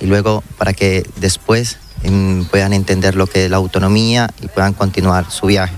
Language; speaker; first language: Spanish; native; Spanish